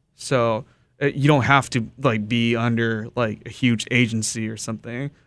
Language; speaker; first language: English; early bilingual, other home language; Japanese